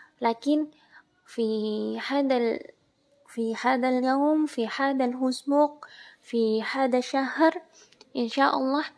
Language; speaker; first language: Arabic; non-native, learner; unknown